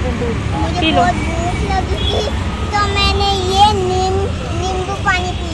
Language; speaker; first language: Hindi; native; Hindi